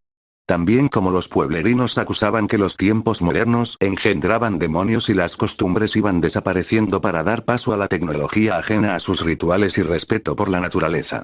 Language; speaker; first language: Spanish; native; Spanish